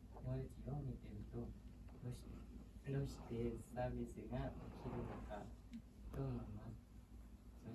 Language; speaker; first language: Japanese; non-native, learner; Thai